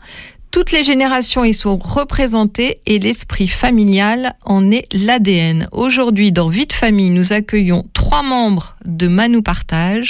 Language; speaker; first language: French; native; French